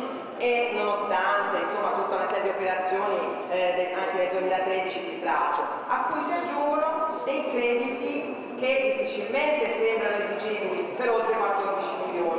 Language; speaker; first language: Italian; native; Italian